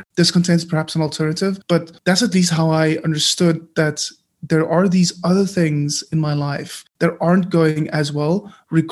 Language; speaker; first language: English; non-native, local second language; Afrikaans